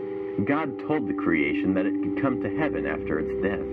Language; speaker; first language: English; native; English